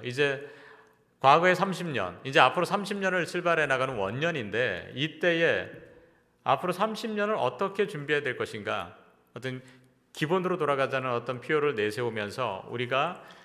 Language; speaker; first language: Korean; native; Korean